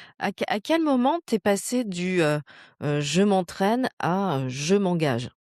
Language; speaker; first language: French; native; French